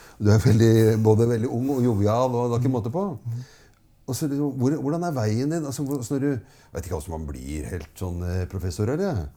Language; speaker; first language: Norwegian; native; Norwegian